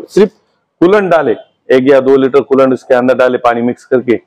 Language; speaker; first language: Hindi; non-native, local second language; Marathi